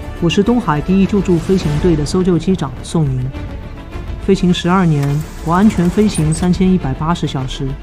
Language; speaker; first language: Chinese; native; Chinese